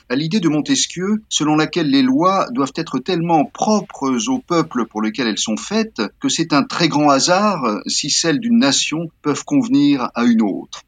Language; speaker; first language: French; native; French